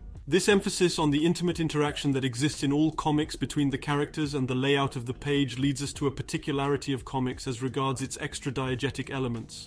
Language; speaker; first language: English; non-native, fluent; French